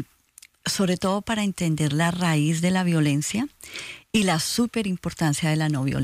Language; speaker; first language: Spanish; native; Spanish